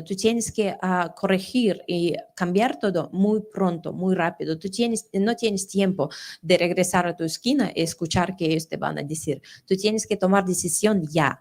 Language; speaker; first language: Spanish; non-native, fluent; Russian